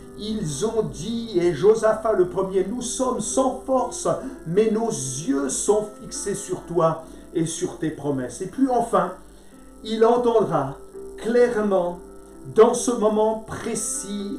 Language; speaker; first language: French; native; French